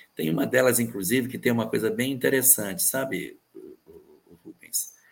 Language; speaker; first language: Portuguese; native; Portuguese